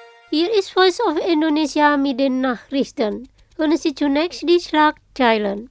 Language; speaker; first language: German; non-native, fluent; Indonesian